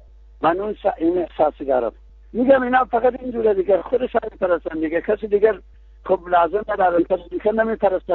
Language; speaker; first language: Persian; non-native, local second language; Kurdish